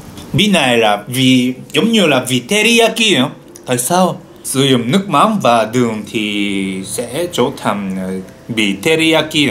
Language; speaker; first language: Vietnamese; non-native, learner; Japanese